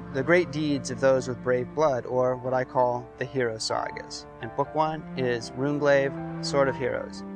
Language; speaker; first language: English; native; English